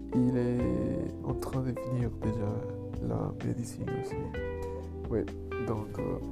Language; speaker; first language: French; non-native, learner; Spanish